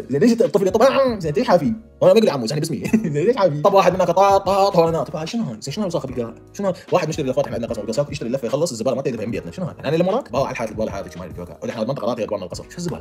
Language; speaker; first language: Arabic; native; Arabic